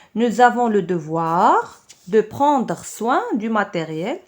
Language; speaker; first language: French; non-native, local second language; Arabic